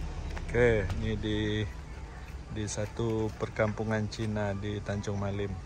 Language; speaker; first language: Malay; non-native, local second language; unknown